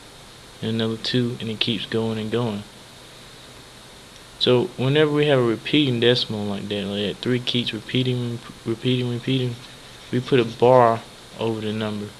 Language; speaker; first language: English; native; English